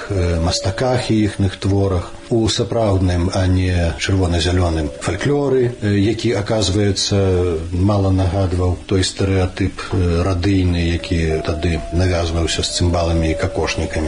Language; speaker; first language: Belarusian; native; Belarusian